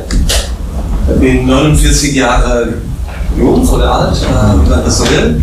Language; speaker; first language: German; non-native, fluent; Slovak